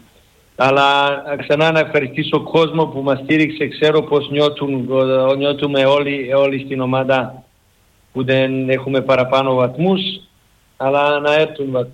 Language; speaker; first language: Greek; non-native, learner; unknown